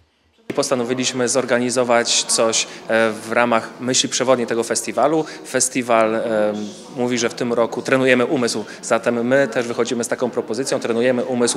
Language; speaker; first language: Polish; native; Polish